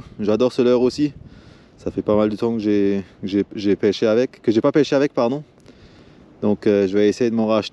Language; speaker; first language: French; native; French